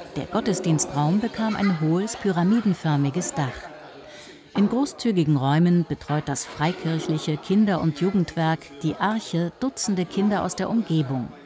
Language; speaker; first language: German; native; German